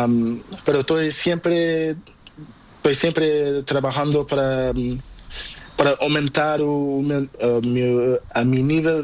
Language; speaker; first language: Spanish; non-native, learner; Portuguese